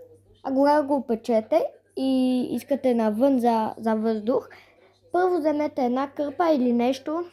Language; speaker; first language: Bulgarian; early bilingual, heritage; Bulgarian